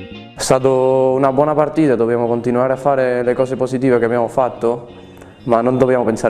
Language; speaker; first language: Italian; non-native, fluent; Spanish